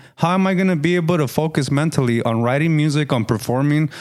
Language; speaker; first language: English; early bilingual, other home language; Spanish